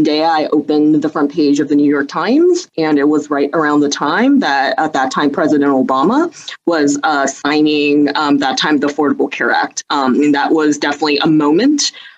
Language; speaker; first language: English; early bilingual, other home language; Cantonese